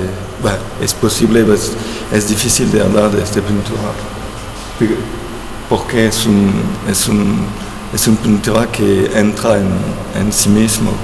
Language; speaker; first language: Spanish; non-native, learner; French